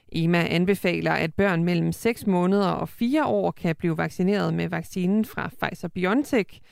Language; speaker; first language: Danish; native; Danish